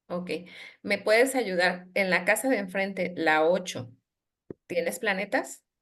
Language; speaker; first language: Spanish; native; Spanish